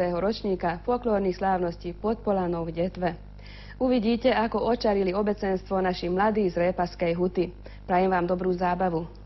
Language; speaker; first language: Slovak; early bilingual, heritage; Slovak